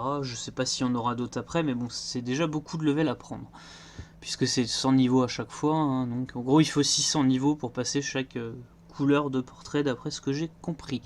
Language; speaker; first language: French; native; French